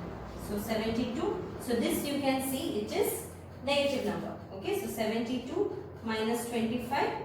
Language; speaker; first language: English; non-native, local second language; Hindi